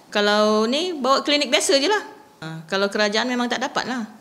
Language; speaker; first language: Malay; native; Malay